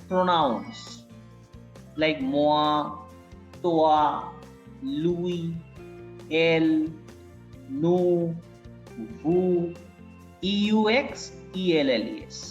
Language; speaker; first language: French; non-native, fluent; Bangla